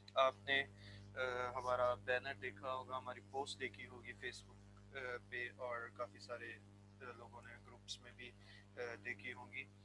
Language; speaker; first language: Urdu; non-native, local second language; Punjabi